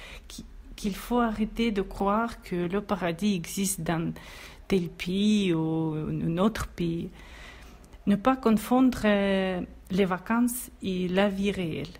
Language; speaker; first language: French; non-native, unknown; Russian